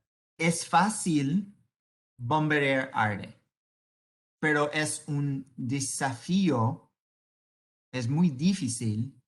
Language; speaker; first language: Spanish; non-native, learner; English